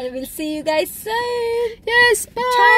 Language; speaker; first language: English; native; English